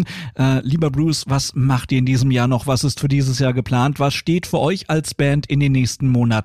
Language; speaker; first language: German; native; German